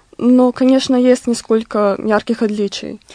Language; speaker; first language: Russian; non-native, learner; Mongolian